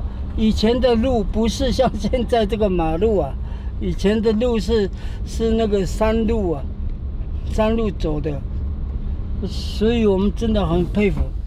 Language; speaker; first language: Chinese; non-native, local second language; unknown